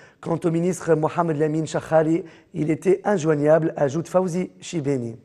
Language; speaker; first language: French; non-native, local second language; Arabic